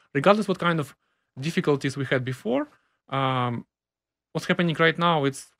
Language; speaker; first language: English; non-native, fluent; Ukrainian